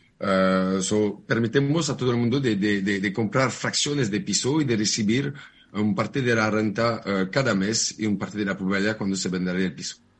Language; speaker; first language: Spanish; non-native, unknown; French